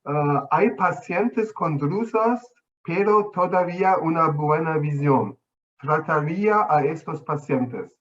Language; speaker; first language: Spanish; non-native, fluent; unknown